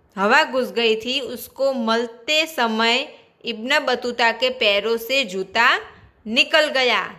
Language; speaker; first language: Hindi; non-native, local second language; Gujarati